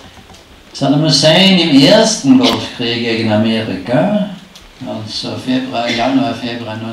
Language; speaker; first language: German; non-native, fluent; Norwegian